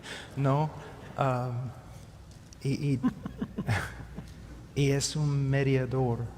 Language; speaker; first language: Spanish; non-native, fluent; English